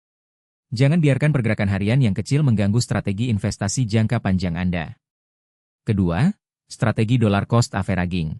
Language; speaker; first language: Indonesian; native; Indonesian